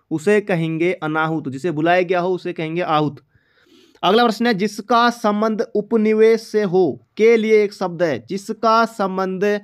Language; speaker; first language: Hindi; native; Hindi